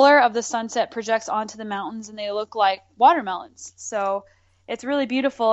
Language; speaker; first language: English; native; English